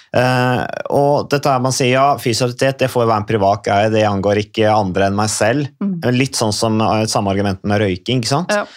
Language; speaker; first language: Norwegian; native; Norwegian